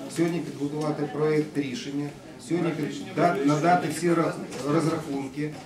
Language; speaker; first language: Ukrainian; non-native, local second language; Russian